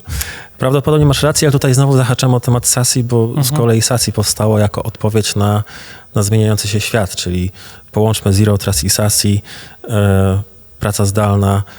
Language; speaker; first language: Polish; native; Polish